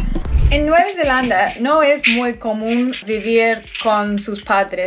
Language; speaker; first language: Spanish; non-native, learner; English